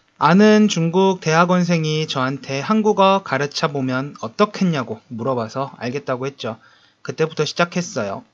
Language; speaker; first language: Korean; native; Korean